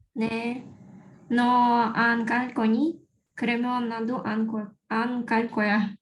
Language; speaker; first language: Korean; non-native, learner; Russian